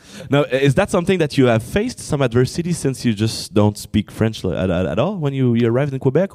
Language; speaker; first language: English; non-native, fluent; French